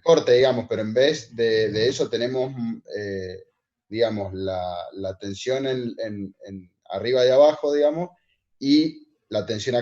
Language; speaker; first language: Spanish; native; Spanish